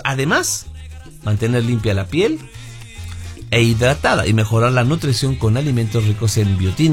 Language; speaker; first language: Spanish; native; Spanish